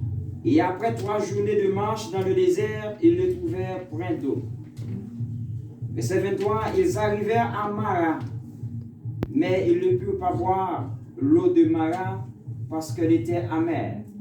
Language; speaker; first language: French; non-native, local second language; Haitian Creole